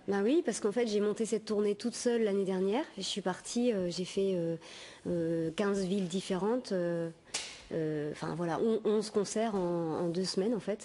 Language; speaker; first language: French; native; French